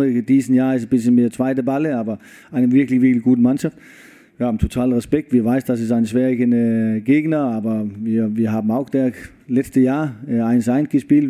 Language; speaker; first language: German; non-native, fluent; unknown